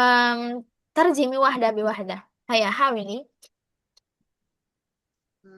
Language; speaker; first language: Arabic; non-native, fluent; Indonesian